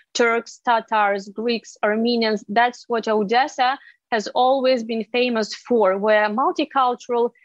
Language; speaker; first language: English; non-native, fluent; Ukrainian